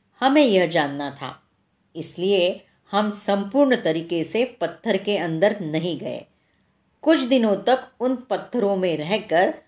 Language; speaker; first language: Hindi; non-native, local second language; Marathi